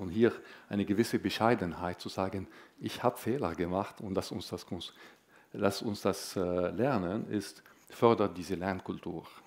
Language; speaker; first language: German; non-native, fluent; Arabic